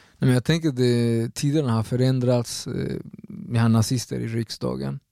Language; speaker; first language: Swedish; non-native, fluent; Spanish